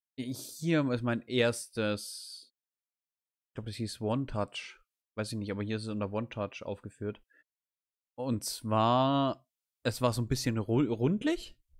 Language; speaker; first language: German; native; German